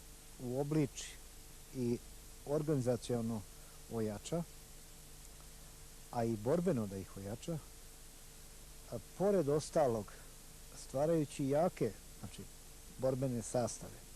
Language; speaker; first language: Bosnian; native; Bosnian